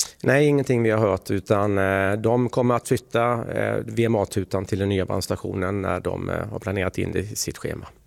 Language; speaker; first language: Swedish; native; Swedish